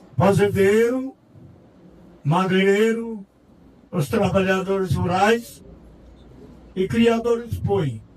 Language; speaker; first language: Portuguese; non-native, local second language; Yanomámi